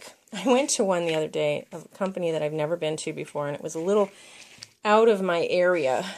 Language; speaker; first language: English; native; English